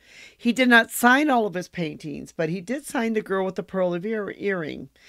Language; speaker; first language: English; native; English